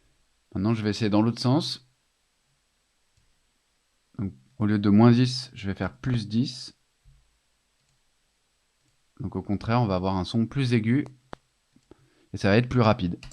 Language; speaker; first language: French; native; French